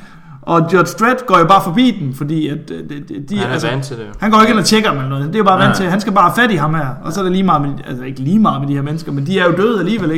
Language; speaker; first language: Danish; native; Danish